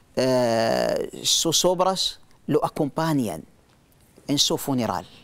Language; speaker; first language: Spanish; non-native, learner; Arabic